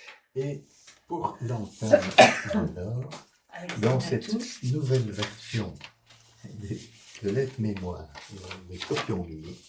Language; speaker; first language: French; native; French